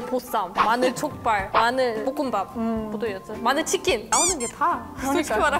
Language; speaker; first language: Korean; non-native, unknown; German